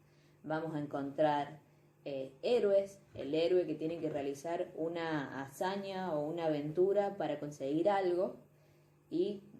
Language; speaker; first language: Spanish; native; Spanish